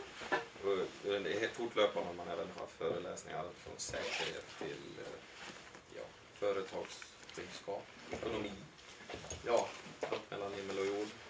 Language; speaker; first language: Swedish; native; Swedish